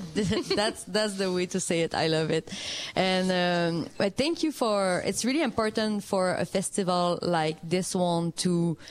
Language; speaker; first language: English; non-native, fluent; French